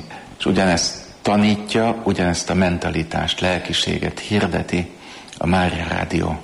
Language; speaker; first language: Hungarian; native; Hungarian